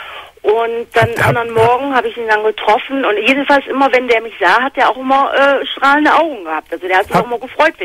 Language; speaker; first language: German; native; German